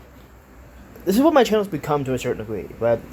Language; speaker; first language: English; native; English